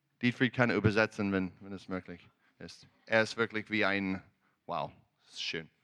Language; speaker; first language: German; non-native, learner; English